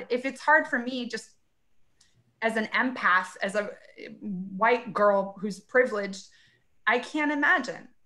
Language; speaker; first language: English; native; English